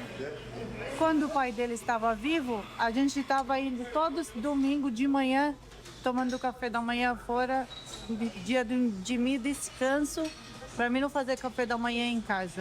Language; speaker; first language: Portuguese; non-native, learner; Arabic